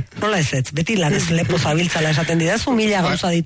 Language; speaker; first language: Basque; native; Basque